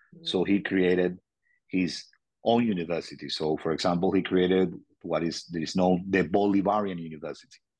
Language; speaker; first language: English; non-native, fluent; Spanish